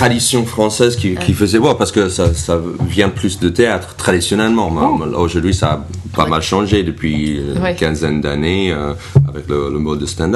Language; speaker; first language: French; non-native, fluent; English